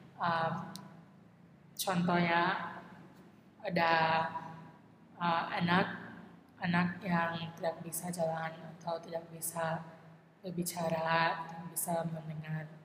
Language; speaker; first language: Indonesian; non-native, learner; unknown